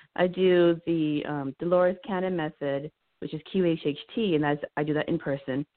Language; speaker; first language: English; early bilingual, heritage; Lao